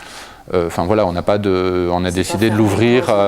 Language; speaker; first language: French; native; French